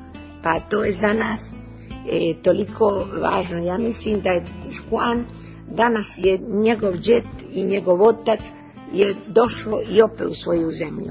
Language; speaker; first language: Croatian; early bilingual, heritage; Serbian